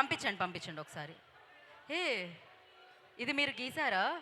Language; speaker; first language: Telugu; native; Telugu